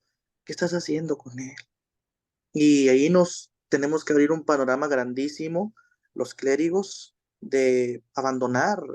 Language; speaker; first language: Spanish; native; Spanish